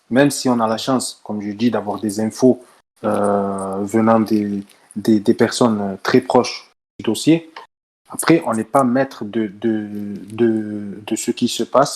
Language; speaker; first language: French; native; French